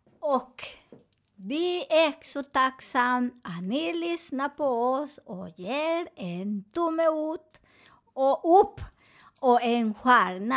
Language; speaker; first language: Swedish; non-native, fluent; Spanish